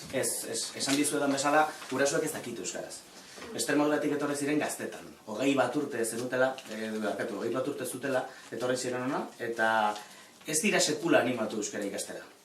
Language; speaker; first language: Basque; non-native, local second language; Spanish